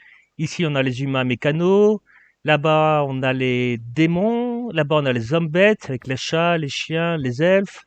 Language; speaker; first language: French; native; French